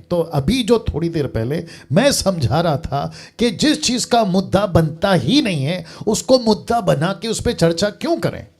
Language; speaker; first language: Hindi; native; Hindi